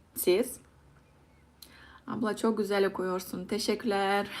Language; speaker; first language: Turkish; non-native, learner; Russian